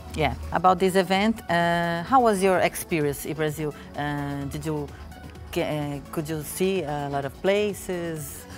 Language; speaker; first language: English; non-native, learner; Portuguese